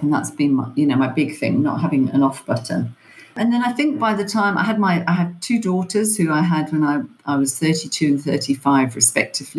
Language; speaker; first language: English; native; English